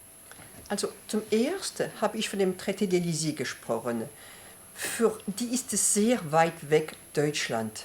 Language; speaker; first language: German; early bilingual, heritage; French